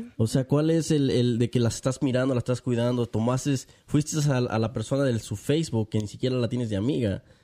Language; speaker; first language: Spanish; early bilingual, heritage; Spanish